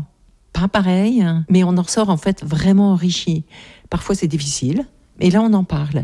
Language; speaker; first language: French; native; French